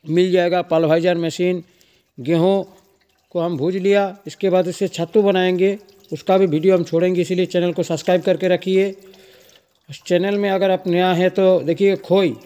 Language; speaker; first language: Hindi; non-native, local second language; Bangla